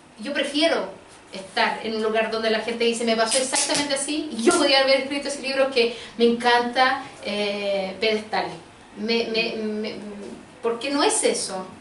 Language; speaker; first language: Spanish; early bilingual, other home language; Portuguese